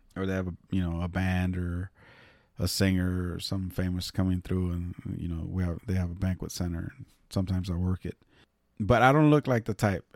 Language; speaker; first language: English; early bilingual, other home language; Spanish